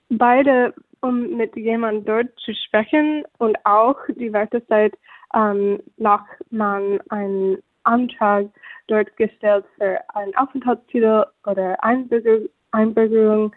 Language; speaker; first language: German; non-native, fluent; English